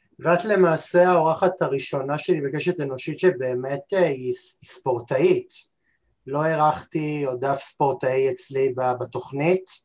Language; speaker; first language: Hebrew; native; Hebrew